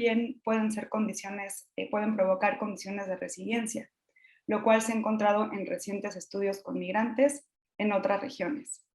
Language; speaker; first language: Spanish; native; Spanish